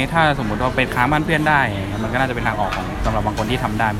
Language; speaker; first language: Thai; native; Thai